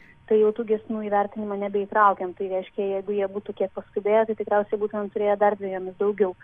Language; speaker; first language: Lithuanian; native; Lithuanian